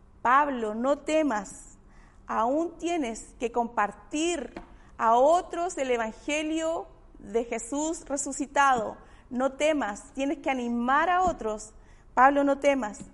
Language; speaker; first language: Spanish; native; Spanish